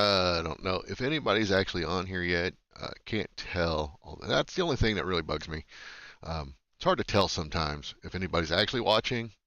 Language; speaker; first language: English; native; English